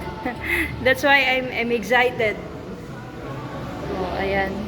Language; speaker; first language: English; non-native, learner; Filipino